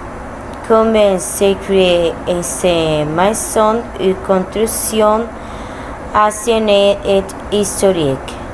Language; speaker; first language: French; non-native, learner; Spanish